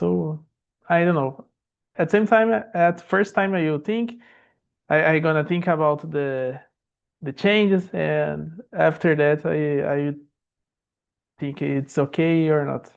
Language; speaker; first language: English; non-native, learner; Portuguese